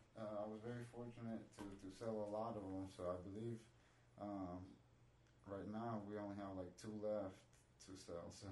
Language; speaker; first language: English; non-native, fluent; Spanish